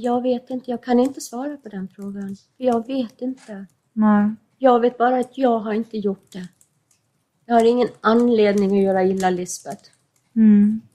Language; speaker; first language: Swedish; non-native, fluent; English